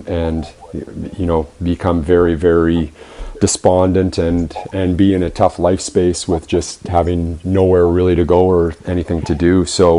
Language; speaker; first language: English; native; English